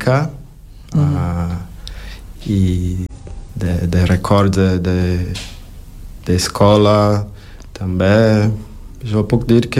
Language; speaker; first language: Catalan; non-native, learner; Portuguese